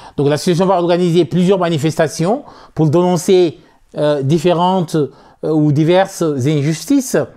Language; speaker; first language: French; non-native, local second language; Soninke